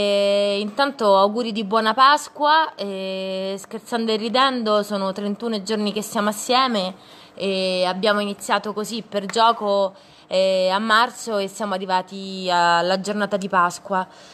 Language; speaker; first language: Italian; native; Italian